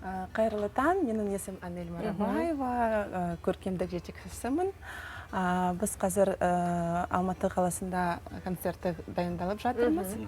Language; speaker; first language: Kazakh; non-native, local second language; Russian